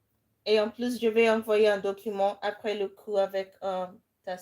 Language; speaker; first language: French; non-native, fluent; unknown